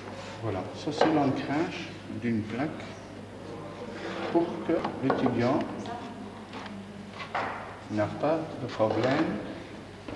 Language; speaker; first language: French; non-native, fluent; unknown